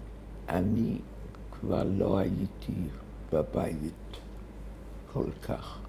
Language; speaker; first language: Hebrew; early bilingual, other home language; German